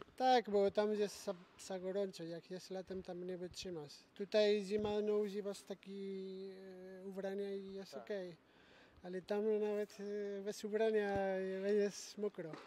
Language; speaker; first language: Polish; non-native, learner; Spanish